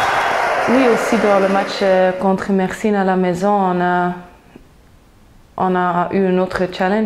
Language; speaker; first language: French; non-native, local second language; Dutch